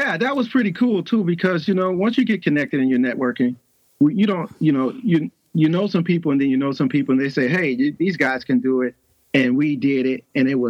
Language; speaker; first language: English; native; English